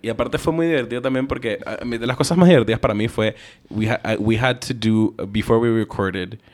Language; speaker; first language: Spanish; early bilingual, heritage; Spanish